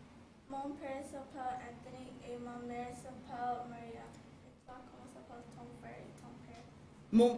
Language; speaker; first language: French; non-native, learner; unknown